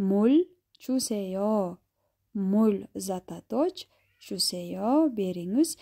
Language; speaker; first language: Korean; non-native, fluent; Kyrgyz